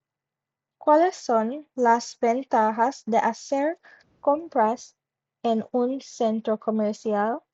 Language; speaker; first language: Spanish; non-native, fluent; English